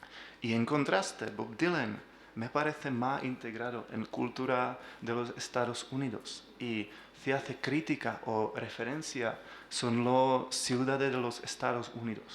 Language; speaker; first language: Spanish; non-native, learner; Czech